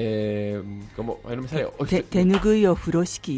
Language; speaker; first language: Spanish; non-native, learner; Japanese